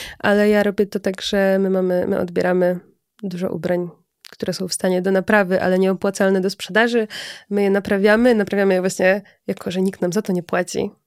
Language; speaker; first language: Polish; native; Polish